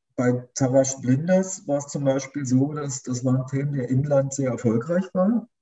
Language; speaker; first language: German; native; German